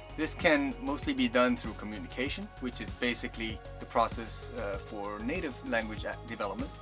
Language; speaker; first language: English; early bilingual, other home language; Chinese